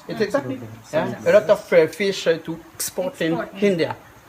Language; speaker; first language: English; non-native, learner; Réunion Creole French